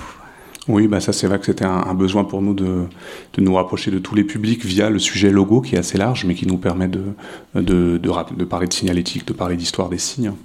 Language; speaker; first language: French; native; French